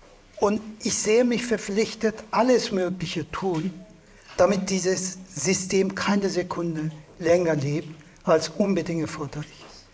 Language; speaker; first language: German; non-native, fluent; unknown